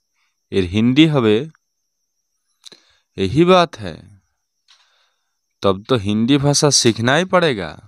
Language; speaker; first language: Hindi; non-native, learner; Bangla